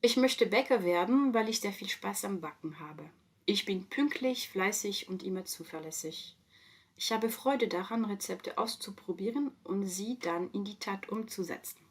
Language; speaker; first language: German; non-native, fluent; French